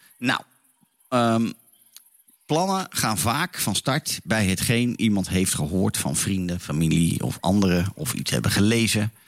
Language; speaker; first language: Dutch; native; Dutch